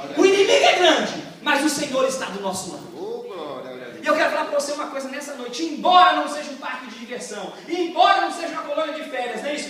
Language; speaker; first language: Portuguese; native; Portuguese